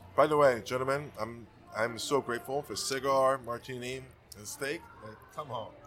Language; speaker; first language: English; non-native, fluent; Korean